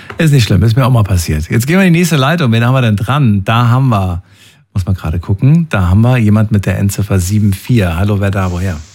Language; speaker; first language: German; native; German